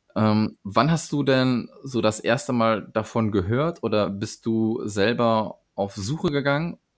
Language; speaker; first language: German; native; German